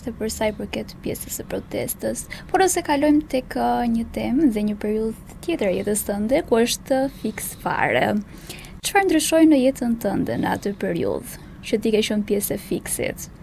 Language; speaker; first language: Albanian; native; Albanian